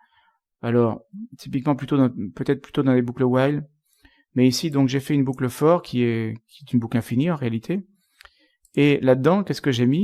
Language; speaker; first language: French; native; French